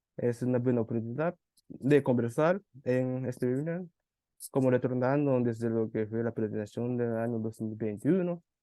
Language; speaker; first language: Spanish; non-native, fluent; Japanese